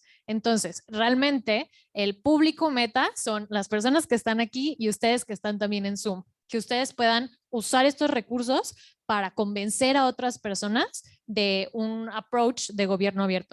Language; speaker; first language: Spanish; native; Spanish